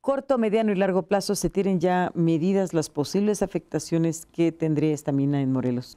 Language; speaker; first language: Spanish; native; Spanish